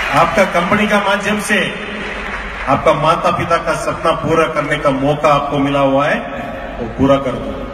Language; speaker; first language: Hindi; non-native, local second language; Telugu